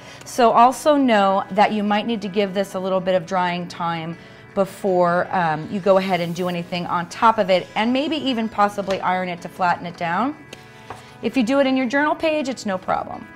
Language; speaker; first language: English; native; English